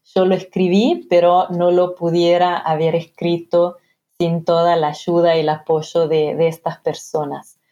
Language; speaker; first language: Spanish; non-native, fluent; Italian